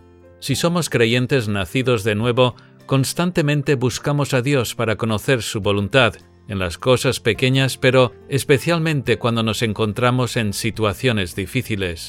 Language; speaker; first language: Spanish; native; Spanish